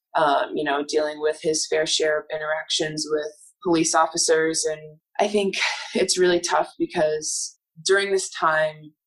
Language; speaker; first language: English; native; English